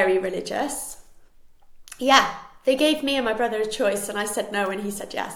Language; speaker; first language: English; non-native, fluent; Spanish